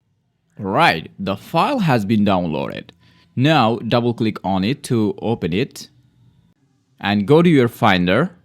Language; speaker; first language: English; non-native, fluent; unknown